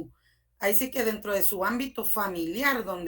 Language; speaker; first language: Spanish; native; Spanish